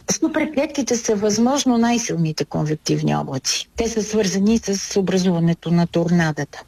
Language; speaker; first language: Bulgarian; native; Bulgarian